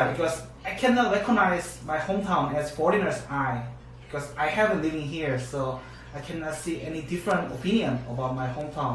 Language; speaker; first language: English; non-native, learner; Korean